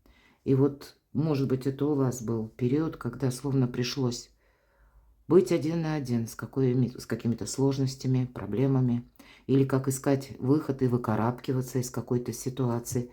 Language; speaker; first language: Russian; native; Russian